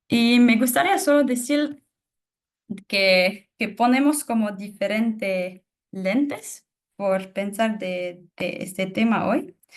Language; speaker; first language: Spanish; non-native, fluent; French